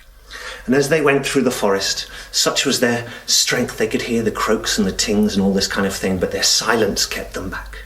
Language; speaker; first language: English; native; English